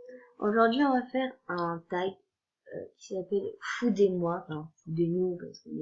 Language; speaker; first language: French; native; French